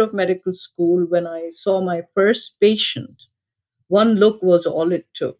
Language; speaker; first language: English; non-native, local second language; Urdu